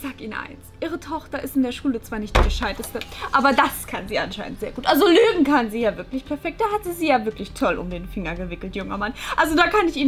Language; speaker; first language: German; native; German